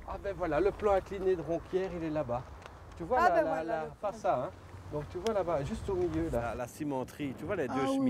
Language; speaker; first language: French; native; French